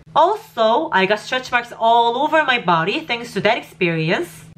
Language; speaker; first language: English; non-native, fluent; Korean